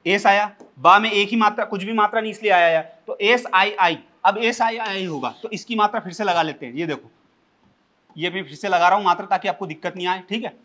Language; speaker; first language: Hindi; native; Hindi